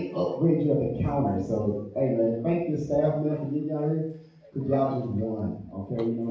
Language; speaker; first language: English; native; English